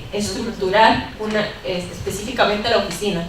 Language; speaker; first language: Spanish; native; Spanish